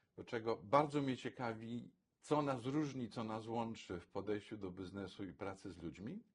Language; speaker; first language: Polish; native; Polish